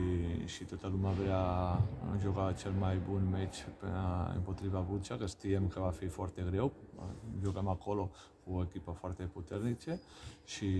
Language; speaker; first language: Romanian; non-native, learner; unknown